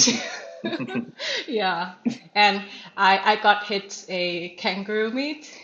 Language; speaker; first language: English; non-native, learner; Thai